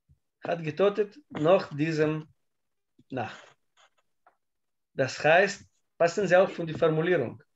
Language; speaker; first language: German; non-native, learner; Russian